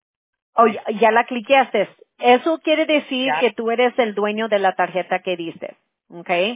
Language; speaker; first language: Spanish; early bilingual, heritage; Spanish